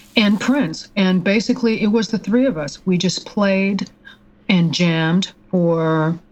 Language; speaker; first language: English; native; English